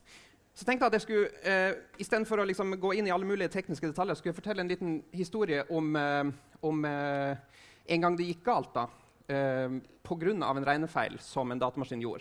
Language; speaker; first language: Norwegian; native; Norwegian